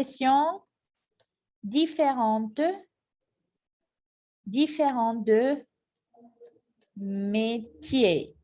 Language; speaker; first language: French; non-native, fluent; Spanish